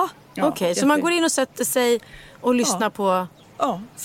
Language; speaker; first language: Swedish; native; Swedish